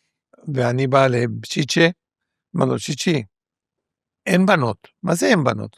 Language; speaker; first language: Hebrew; non-native, fluent; Spanish